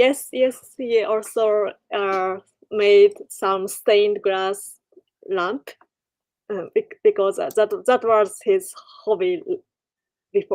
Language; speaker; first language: English; non-native, learner; Japanese